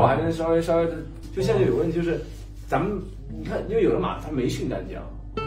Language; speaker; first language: Chinese; native; Chinese